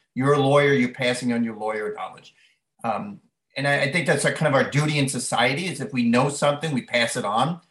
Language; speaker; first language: English; native; English